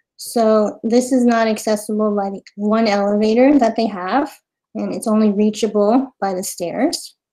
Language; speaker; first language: English; native; English